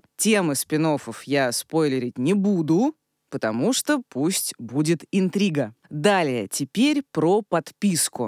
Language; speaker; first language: Russian; native; Russian